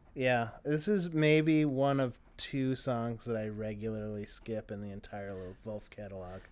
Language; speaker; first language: English; native; English